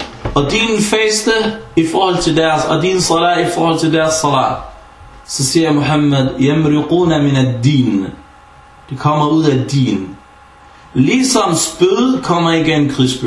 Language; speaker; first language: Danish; early bilingual, other home language; Arabic